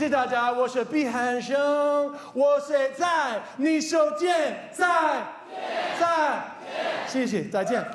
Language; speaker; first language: Chinese; non-native, learner; English